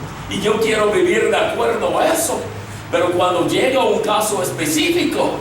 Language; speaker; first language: Spanish; non-native, fluent; English